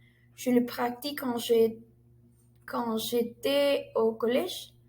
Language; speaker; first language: French; non-native, learner; Spanish